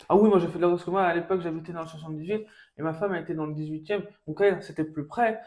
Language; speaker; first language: French; native; French